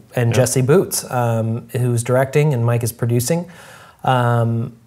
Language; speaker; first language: English; native; English